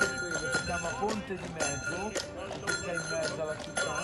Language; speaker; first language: Italian; native; Italian